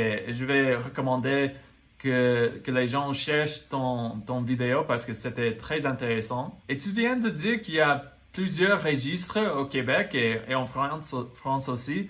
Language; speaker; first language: French; non-native, learner; English